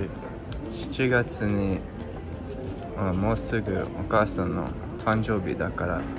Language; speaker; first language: Japanese; non-native, learner; English